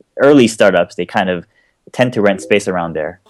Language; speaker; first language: English; native; English